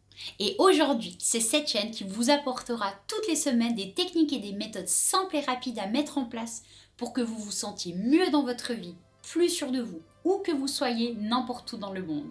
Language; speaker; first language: French; native; French